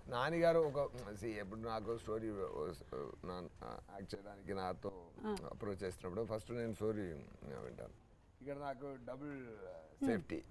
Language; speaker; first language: Telugu; non-native, fluent; Tamil